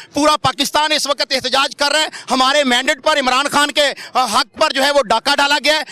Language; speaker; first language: Urdu; non-native, local second language; Punjabi